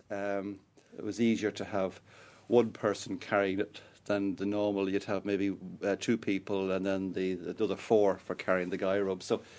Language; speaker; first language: English; native; English